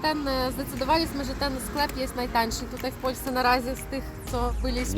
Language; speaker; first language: Polish; non-native, fluent; Ukrainian